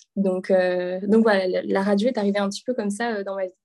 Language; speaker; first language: French; native; French